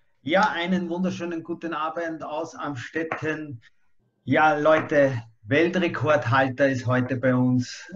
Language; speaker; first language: German; native; German